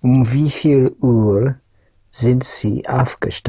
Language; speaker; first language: German; non-native, learner; English